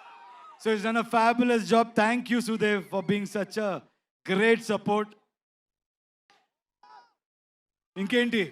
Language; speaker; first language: Telugu; non-native, learner; Kannada